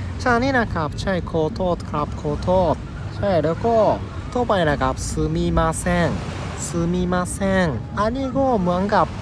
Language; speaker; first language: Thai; non-native, learner; Japanese